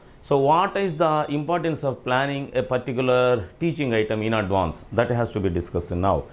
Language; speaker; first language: English; non-native, local second language; Telugu